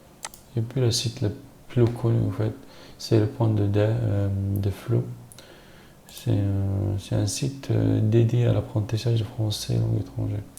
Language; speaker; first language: French; non-native, learner; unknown